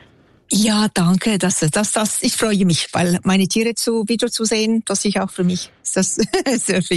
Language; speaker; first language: German; non-native, local second language; French